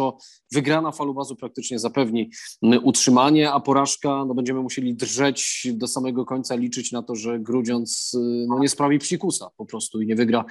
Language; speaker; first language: Polish; native; Polish